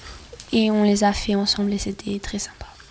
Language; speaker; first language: French; non-native, learner; Swedish